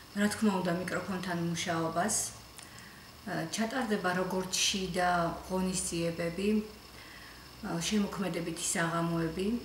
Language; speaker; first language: Georgian; native; Georgian